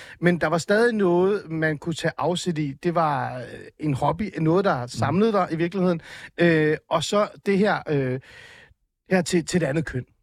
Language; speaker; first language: Danish; early bilingual, other home language; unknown